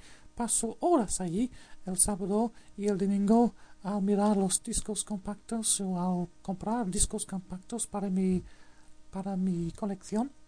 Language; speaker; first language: Spanish; non-native, fluent; English